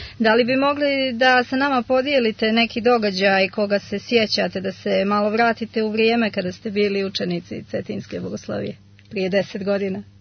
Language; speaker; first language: Serbian; native; Serbian